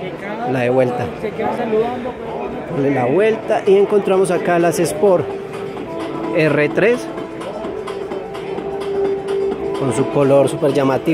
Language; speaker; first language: Spanish; native; Spanish